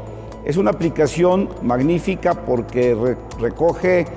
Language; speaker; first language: Spanish; native; Spanish